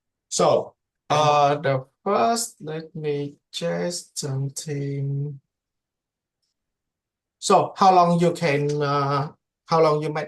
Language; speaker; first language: English; non-native, learner; Indonesian